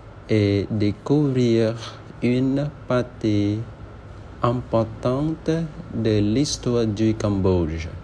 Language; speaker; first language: French; non-native, learner; Khmer